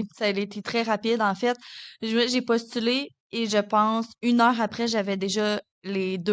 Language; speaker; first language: French; native; French